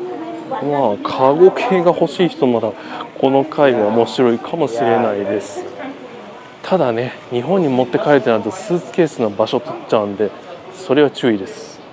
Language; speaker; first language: Japanese; native; Japanese